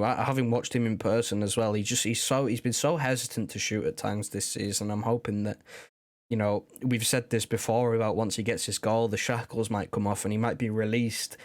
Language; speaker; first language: English; native; English